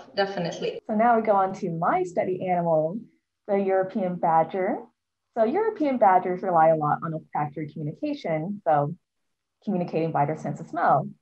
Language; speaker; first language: English; native; English